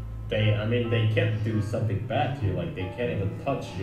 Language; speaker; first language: English; non-native, fluent; Indonesian